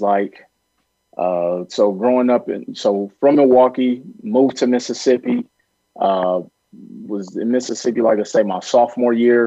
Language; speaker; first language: English; native; English